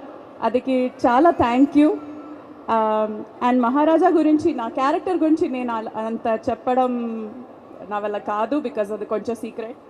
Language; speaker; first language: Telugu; non-native, fluent; Malayalam